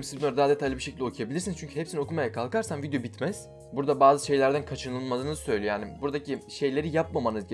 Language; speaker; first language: Turkish; native; Turkish